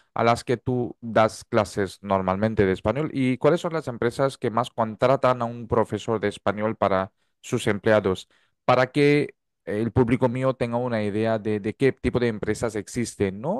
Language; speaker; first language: Spanish; non-native, fluent; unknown